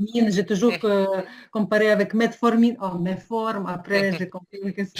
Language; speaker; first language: French; non-native, learner; Ukrainian